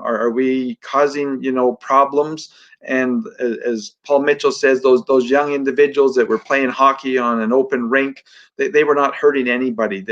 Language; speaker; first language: English; native; English